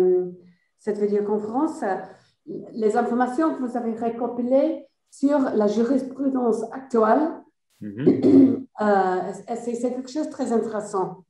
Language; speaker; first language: French; non-native, fluent; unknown